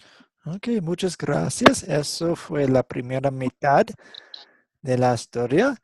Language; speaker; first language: Spanish; non-native, fluent; English